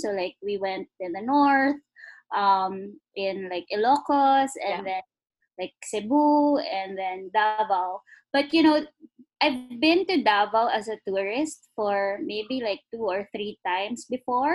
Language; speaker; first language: English; non-native, local second language; Filipino